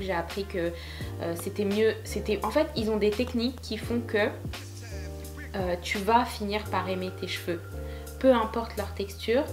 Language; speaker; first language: French; native; French